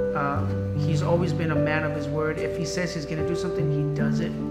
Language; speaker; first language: English; native; English